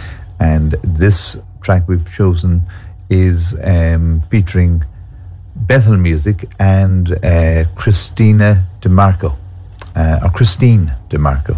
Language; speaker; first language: English; native; English